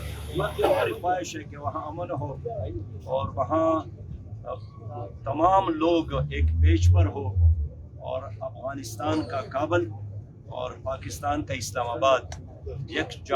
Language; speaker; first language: Urdu; non-native, local second language; Pashto